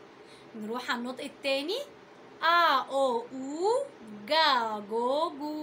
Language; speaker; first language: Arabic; native; Arabic